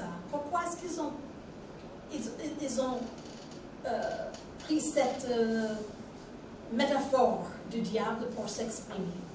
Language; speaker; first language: French; non-native, fluent; English